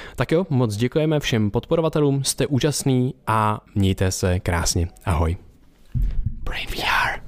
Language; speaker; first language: Czech; native; Czech